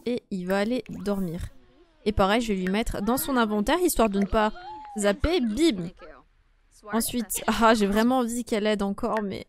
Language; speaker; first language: French; native; French